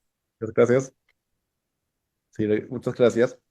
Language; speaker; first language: Spanish; non-native, fluent; German